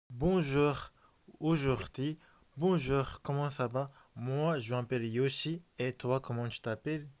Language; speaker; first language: French; non-native, learner; Japanese